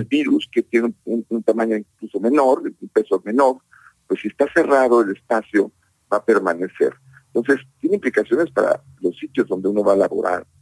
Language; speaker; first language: Spanish; native; Spanish